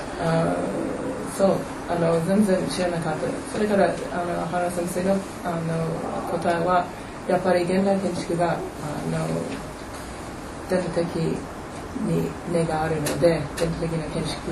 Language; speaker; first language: Japanese; non-native, learner; English